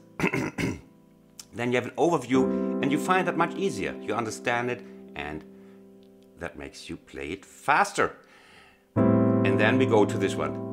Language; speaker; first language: English; non-native, fluent; German